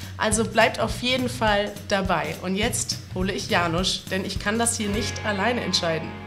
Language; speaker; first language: German; native; German